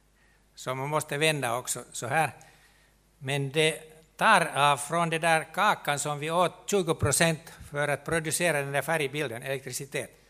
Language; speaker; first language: Swedish; non-native, local second language; Finnish